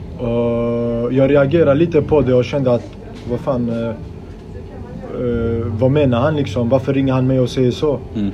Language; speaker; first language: Swedish; early bilingual, other home language; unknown